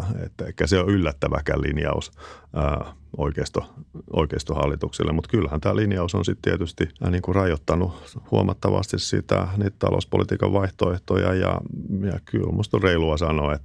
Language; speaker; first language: Finnish; native; Finnish